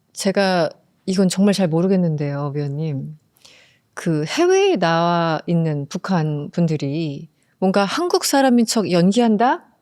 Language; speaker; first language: Korean; native; Korean